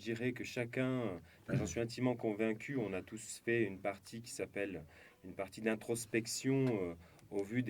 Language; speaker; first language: French; native; French